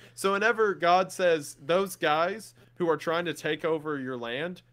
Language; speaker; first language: English; native; English